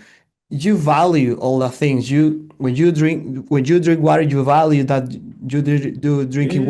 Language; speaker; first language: English; non-native, learner; Spanish